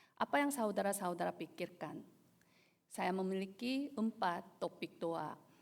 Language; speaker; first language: Indonesian; non-native, fluent; Korean